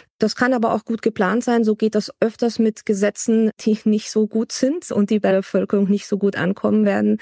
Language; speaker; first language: German; early bilingual, other home language; Romanian